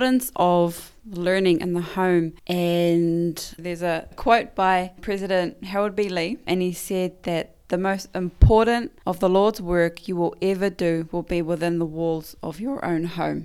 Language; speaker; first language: English; native; English